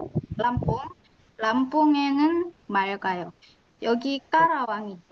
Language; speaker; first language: Korean; non-native, fluent; Indonesian